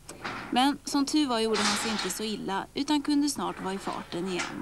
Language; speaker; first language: Swedish; native; Swedish